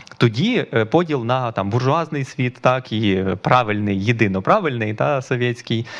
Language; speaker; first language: Ukrainian; native; Ukrainian